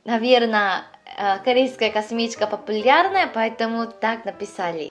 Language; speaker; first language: Russian; non-native, fluent; Korean